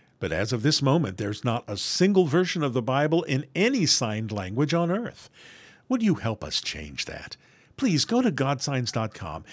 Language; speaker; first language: English; native; English